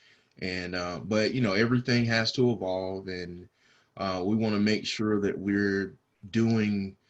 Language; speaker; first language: English; native; English